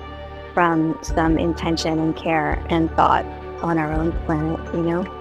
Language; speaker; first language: English; native; English